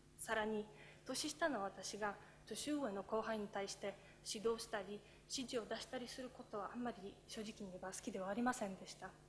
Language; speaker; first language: Japanese; non-native, fluent; Polish